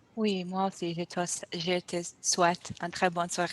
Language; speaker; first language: French; non-native, learner; Portuguese